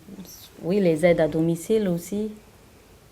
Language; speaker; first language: French; non-native, fluent; Portuguese